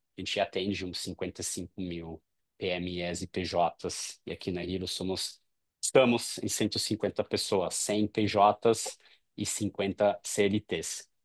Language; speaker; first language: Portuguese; non-native, fluent; English